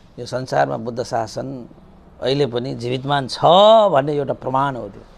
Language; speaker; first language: Nepali; native; Nepali